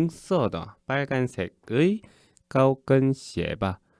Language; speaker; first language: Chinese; non-native, fluent; Korean